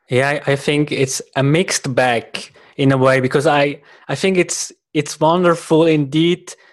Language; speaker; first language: English; non-native, fluent; German